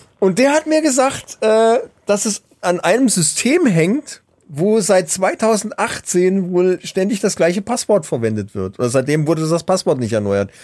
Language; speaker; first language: German; native; German